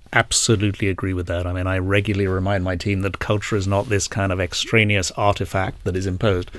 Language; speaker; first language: English; native; English